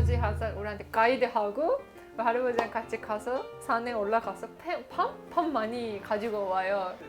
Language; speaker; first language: Korean; non-native, learner; Azerbaijani